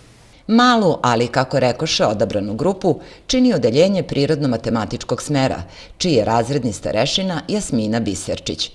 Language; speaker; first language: Serbian; native; Serbian